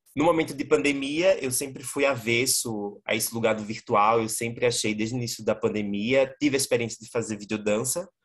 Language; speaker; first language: Portuguese; native; Portuguese